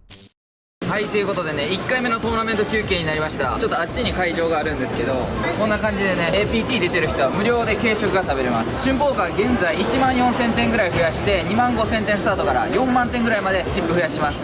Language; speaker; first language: Japanese; native; Japanese